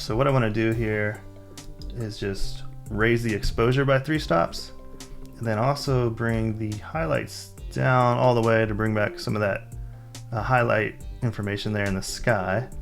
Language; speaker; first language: English; native; English